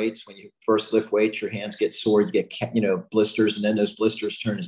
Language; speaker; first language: English; native; English